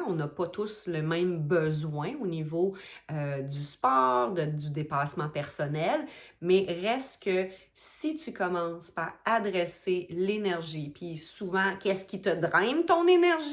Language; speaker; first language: French; native; French